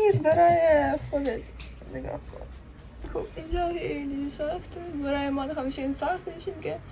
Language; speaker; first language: Persian; non-native, learner; Ukrainian